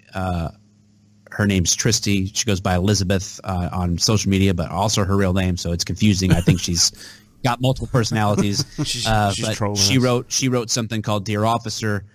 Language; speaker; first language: English; native; English